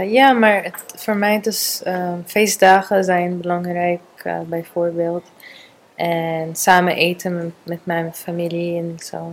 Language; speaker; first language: Dutch; non-native, learner; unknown